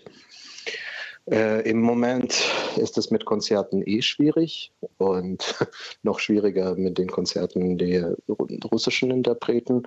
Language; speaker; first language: German; non-native, fluent; Russian